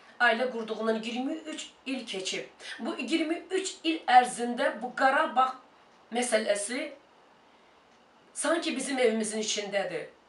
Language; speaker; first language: Azerbaijani; non-native, local second language; Talysh